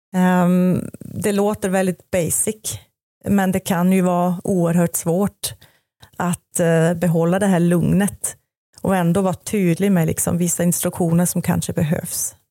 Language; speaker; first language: Swedish; non-native, fluent; German